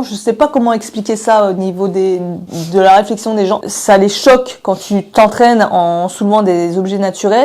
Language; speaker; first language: French; native; French